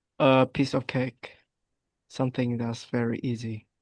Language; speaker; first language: English; non-native, learner; Vietnamese